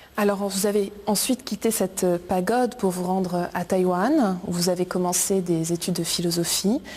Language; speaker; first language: French; native; French